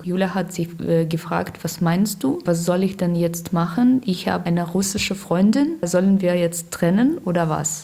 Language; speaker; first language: German; non-native, learner; Russian